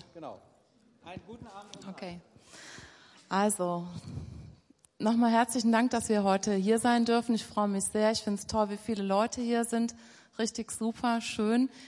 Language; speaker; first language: German; native; German